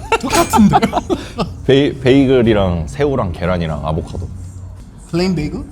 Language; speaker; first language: Korean; native; Korean